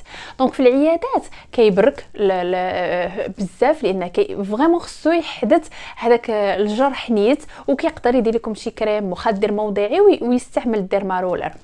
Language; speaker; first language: Arabic; native; Arabic